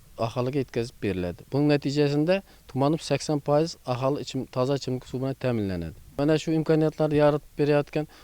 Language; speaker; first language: Uzbek; native; Uzbek